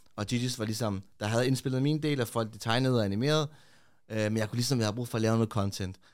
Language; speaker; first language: Danish; early bilingual, other home language; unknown